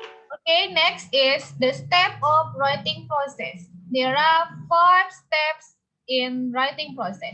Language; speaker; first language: English; non-native, fluent; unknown